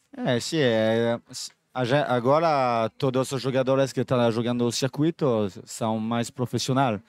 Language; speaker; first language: Portuguese; non-native, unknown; French